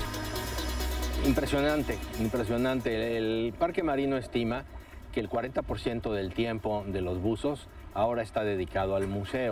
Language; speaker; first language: Spanish; native; Spanish